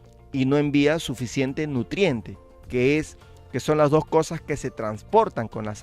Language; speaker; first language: Spanish; native; Spanish